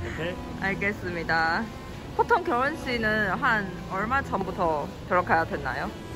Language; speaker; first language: Korean; non-native, fluent; Chinese